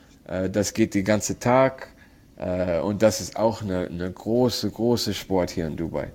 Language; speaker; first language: German; non-native, learner; Arabic